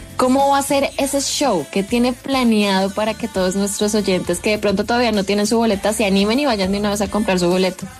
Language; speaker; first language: Spanish; native; Spanish